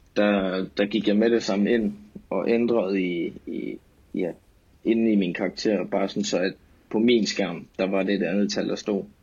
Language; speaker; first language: Danish; native; Danish